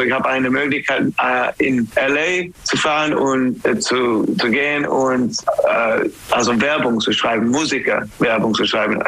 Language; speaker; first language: German; non-native, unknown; English